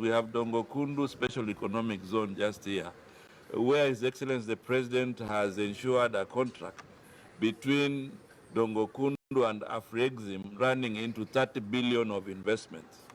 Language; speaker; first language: English; non-native, local second language; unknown